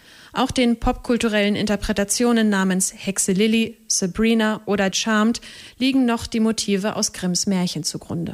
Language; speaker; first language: German; native; German